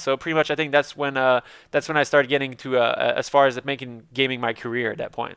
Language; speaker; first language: English; native; English